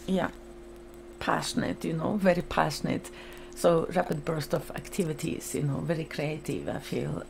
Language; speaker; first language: English; non-native, fluent; Norwegian